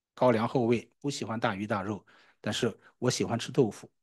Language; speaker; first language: Chinese; native; Chinese